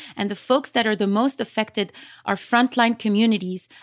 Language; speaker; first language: English; early bilingual, other home language; Arabic